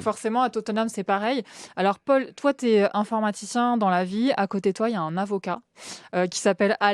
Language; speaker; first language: French; native; French